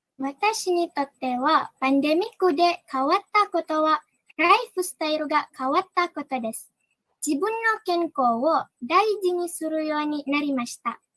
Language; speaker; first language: Japanese; non-native, learner; Malay